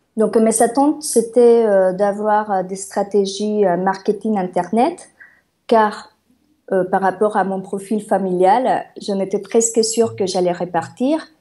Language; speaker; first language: French; non-native, fluent; Spanish